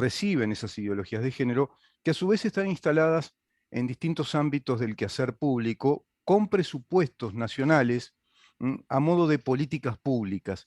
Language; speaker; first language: Spanish; native; Spanish